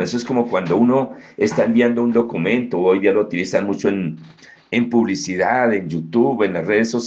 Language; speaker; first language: Spanish; native; Spanish